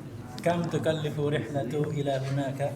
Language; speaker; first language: Arabic; non-native, learner; Indonesian